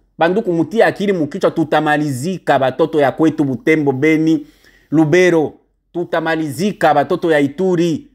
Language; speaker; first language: Swahili; native; Swahili